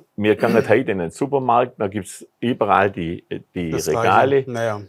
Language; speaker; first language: German; native; German